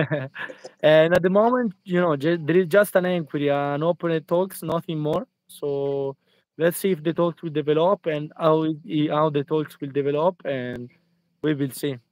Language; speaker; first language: English; non-native, fluent; Italian